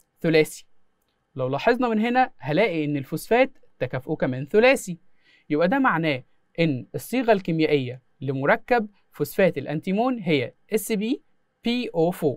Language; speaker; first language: Arabic; native; Arabic